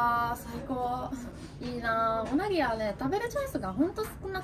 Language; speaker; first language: Japanese; non-native, fluent; Italian